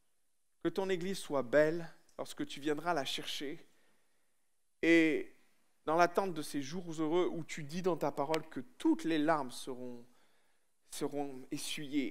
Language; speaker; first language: French; native; French